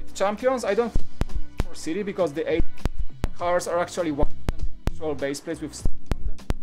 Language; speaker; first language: English; non-native, fluent; Polish